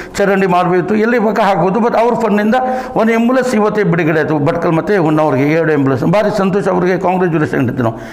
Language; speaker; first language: Kannada; non-native, local second language; Urdu